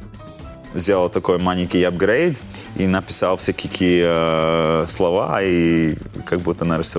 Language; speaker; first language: Russian; non-native, local second language; Latvian